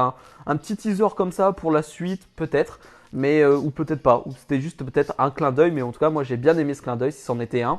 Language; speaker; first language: French; native; French